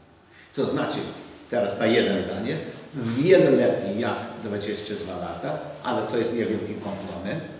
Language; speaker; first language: Polish; non-native, learner; English